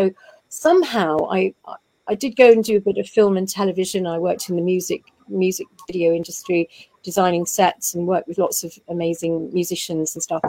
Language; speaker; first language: English; native; English